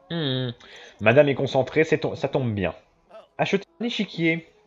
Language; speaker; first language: French; native; French